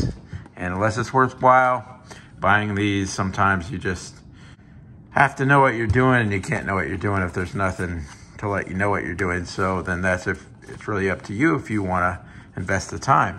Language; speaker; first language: English; native; English